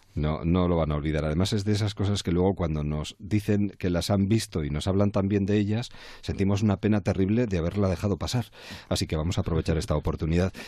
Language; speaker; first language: Spanish; native; Spanish